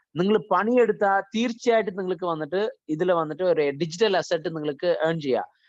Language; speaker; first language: Malayalam; early bilingual, heritage; Malayalam